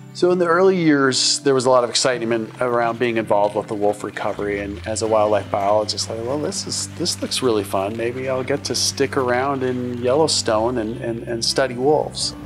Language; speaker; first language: English; native; English